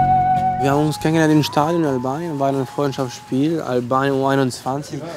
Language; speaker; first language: German; non-native, fluent; Albanian